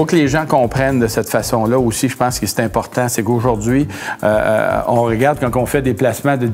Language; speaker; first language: French; native; French